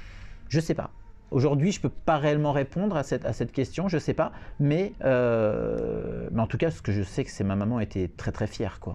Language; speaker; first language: French; native; French